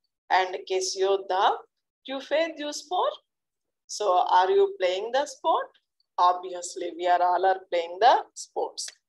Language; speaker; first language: English; non-native, local second language; Telugu